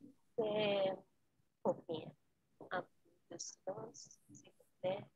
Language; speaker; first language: French; non-native, learner; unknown